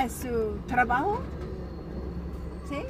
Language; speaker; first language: Spanish; non-native, learner; English